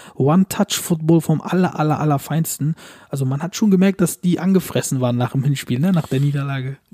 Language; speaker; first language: German; early bilingual, other home language; Turkish